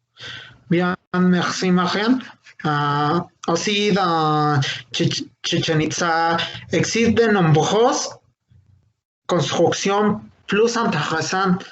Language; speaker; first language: French; non-native, learner; Spanish